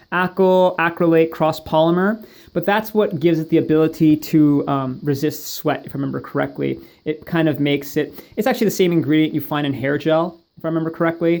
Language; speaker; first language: English; native; English